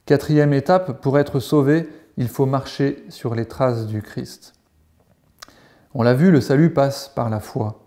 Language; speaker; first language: French; native; French